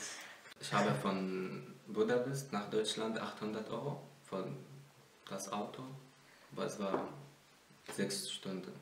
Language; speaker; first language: German; non-native, learner; Arabic